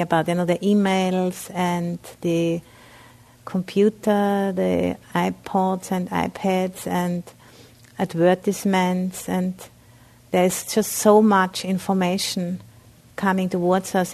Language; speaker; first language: English; non-native, fluent; German